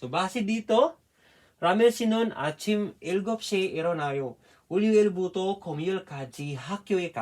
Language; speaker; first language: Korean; non-native, fluent; Filipino